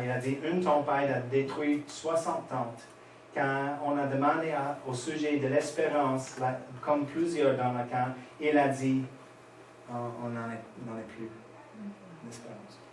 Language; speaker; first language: French; non-native, fluent; English